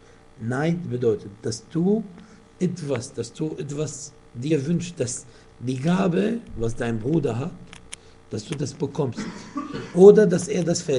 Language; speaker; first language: German; non-native, fluent; Arabic